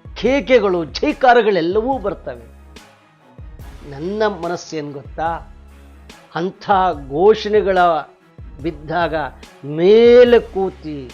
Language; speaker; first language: Kannada; native; Kannada